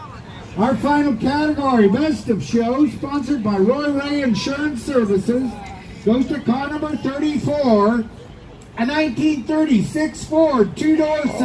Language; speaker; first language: English; native; English